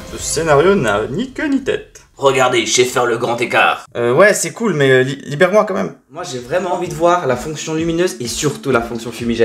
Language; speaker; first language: French; native; French